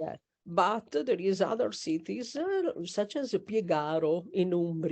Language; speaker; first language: English; non-native, learner; Italian